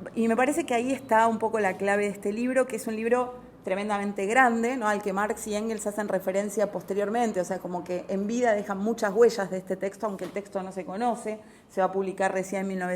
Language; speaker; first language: Spanish; native; Spanish